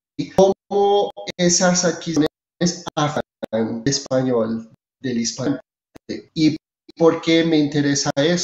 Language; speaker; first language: Spanish; non-native, fluent; French